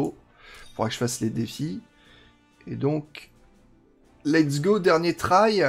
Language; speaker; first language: French; native; French